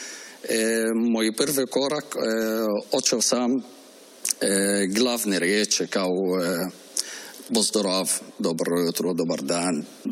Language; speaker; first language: Croatian; non-native, learner; Arabic